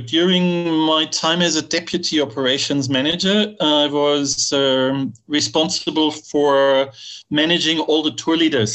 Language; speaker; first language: English; non-native, fluent; German